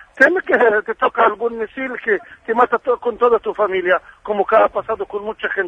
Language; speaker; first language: Spanish; non-native, fluent; Arabic